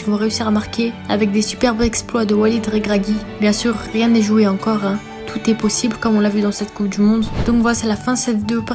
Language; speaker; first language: French; native; French